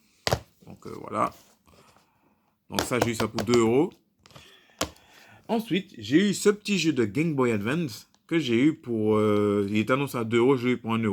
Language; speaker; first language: French; native; French